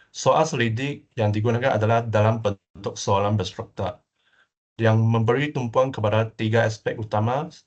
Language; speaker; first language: Malay; non-native, local second language; Chinese